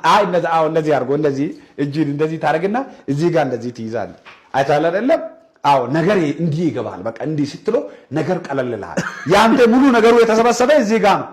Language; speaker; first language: Amharic; non-native, local second language; Oromo